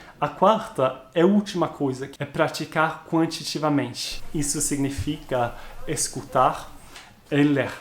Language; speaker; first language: Portuguese; non-native, fluent; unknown